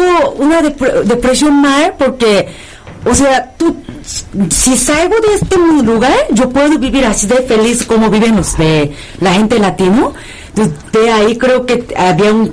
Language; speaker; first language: Spanish; non-native, fluent; Korean